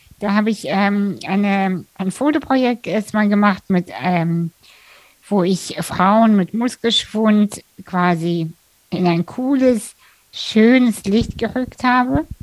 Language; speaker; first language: German; early bilingual, other home language; Russian